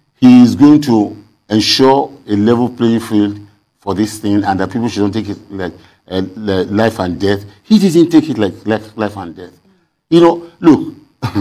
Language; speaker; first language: English; non-native, local second language; Yoruba